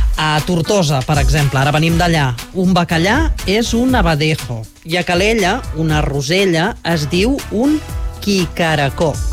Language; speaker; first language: Catalan; native; Catalan